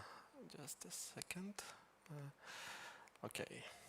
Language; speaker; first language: English; non-native, learner; Ukrainian